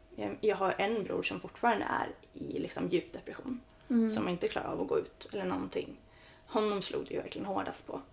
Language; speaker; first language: Swedish; early bilingual, other home language; Spanish